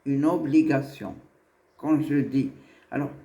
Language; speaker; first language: French; non-native, local second language; Arabic